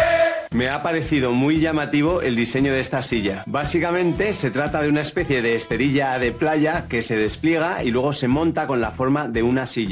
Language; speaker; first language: Spanish; native; Spanish